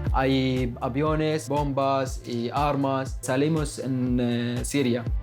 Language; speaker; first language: Spanish; non-native, learner; Arabic